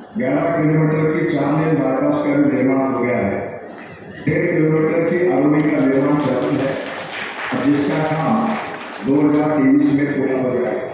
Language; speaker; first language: Hindi; native; Hindi